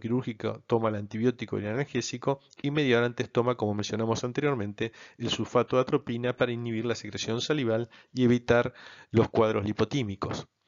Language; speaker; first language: Spanish; native; Spanish